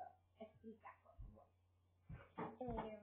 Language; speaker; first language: Spanish; non-native, learner; English